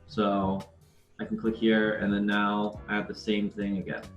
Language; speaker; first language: English; native; English